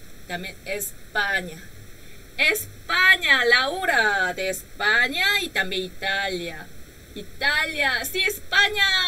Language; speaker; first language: Spanish; non-native, learner; Korean